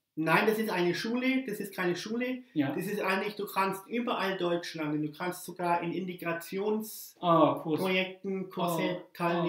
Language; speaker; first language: German; early bilingual, other home language; English